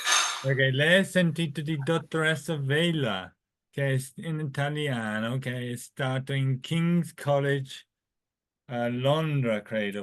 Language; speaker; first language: Italian; non-native, fluent; English